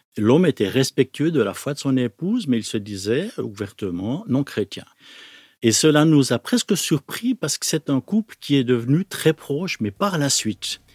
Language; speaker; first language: French; native; French